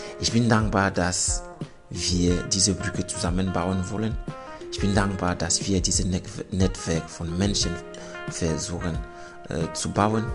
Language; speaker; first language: German; non-native, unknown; French